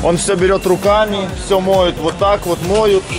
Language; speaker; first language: Russian; native; Russian